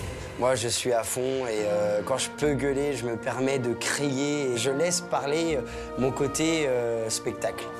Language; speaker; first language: French; native; French